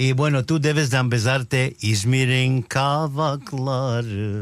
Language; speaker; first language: Spanish; early bilingual, heritage; Ladino